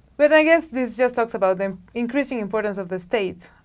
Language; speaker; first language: English; non-native, fluent; Spanish